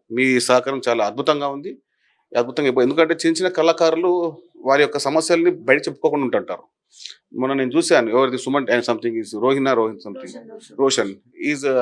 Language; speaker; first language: Telugu; native; Telugu